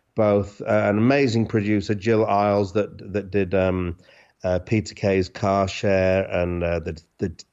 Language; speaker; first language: English; native; English